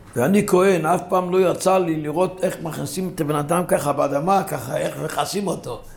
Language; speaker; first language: Hebrew; non-native, local second language; Yiddish